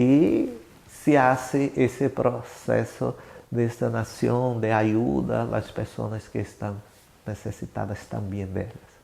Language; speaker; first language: Spanish; non-native, learner; Portuguese